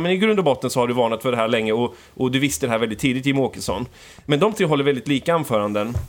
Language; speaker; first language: Swedish; native; Swedish